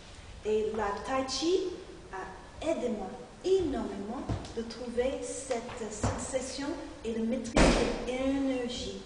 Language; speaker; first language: French; non-native, learner; English